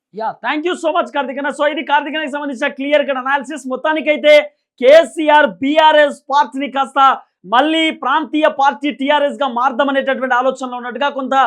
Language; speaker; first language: Telugu; native; Telugu